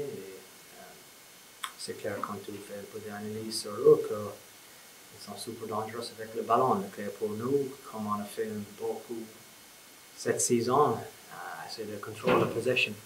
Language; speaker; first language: French; non-native, fluent; English